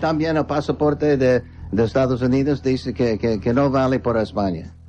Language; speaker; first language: Spanish; non-native, learner; English